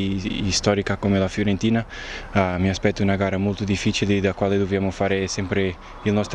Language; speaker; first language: Italian; non-native, fluent; Portuguese